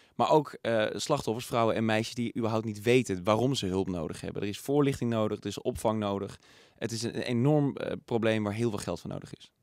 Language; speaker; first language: Dutch; native; Dutch